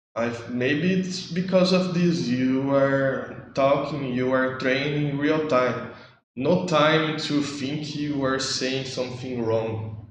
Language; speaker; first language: English; non-native, learner; Portuguese